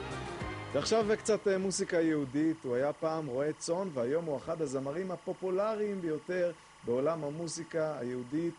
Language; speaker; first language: Hebrew; native; Hebrew